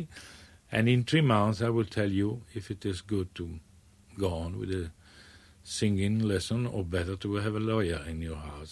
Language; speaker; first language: English; non-native, fluent; Italian